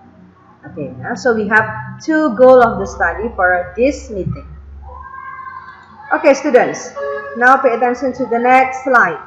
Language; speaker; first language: English; non-native, fluent; Indonesian